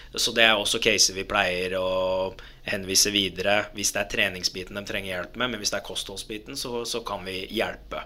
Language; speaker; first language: Norwegian; early bilingual, other home language; Arabic